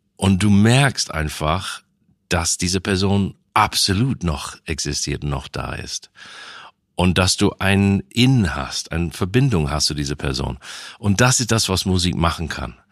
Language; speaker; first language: German; non-native, fluent; English